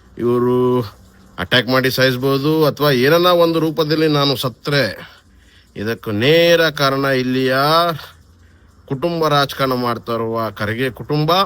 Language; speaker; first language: Kannada; non-native, local second language; Lambadi